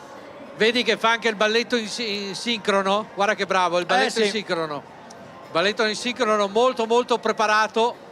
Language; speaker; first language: Italian; native; Italian